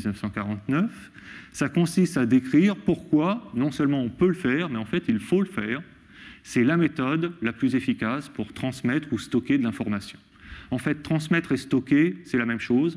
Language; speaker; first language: French; native; French